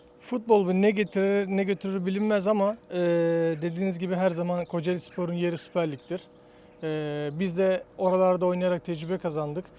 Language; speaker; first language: Turkish; native; Turkish